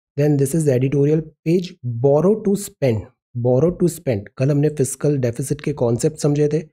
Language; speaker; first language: Hindi; native; Hindi